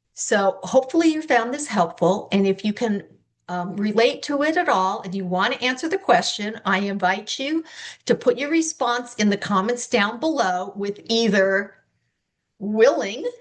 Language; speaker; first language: English; native; English